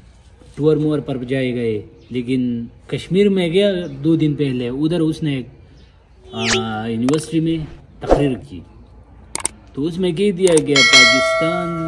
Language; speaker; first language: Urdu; non-native, local second language; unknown